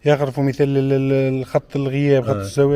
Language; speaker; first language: Arabic; native; Arabic